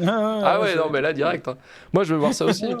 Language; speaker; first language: French; native; French